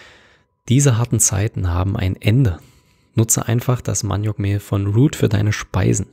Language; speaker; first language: German; native; German